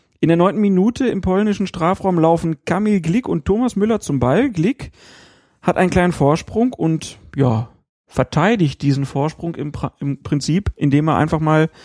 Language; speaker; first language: German; native; German